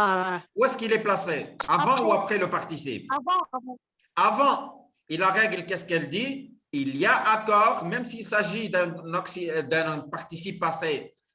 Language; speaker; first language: French; non-native, local second language; Arabic